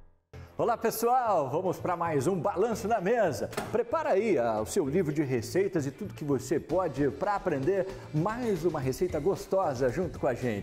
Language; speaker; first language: Portuguese; native; Portuguese